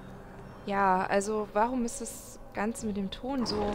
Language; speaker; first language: German; native; German